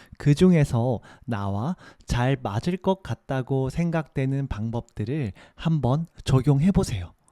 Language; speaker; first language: Korean; native; Korean